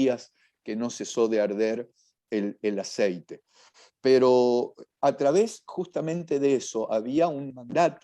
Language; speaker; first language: Spanish; native; Spanish